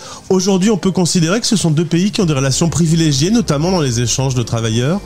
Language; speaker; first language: French; native; French